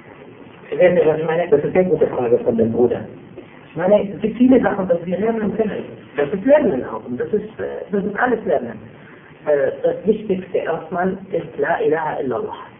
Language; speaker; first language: German; non-native, fluent; Turkish